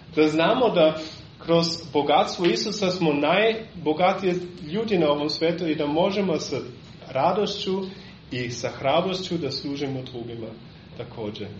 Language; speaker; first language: Serbian; non-native, fluent; German